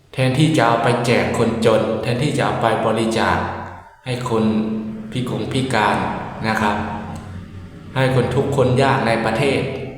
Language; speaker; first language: Thai; native; Thai